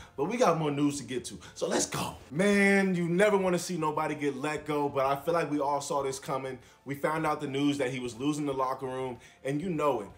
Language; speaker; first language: English; native; English